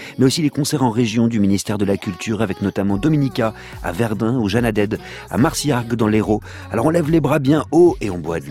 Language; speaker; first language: French; native; French